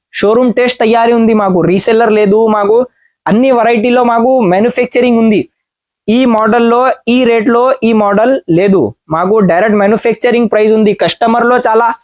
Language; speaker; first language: Telugu; non-native, learner; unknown